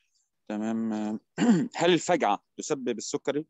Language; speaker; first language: Arabic; native; Arabic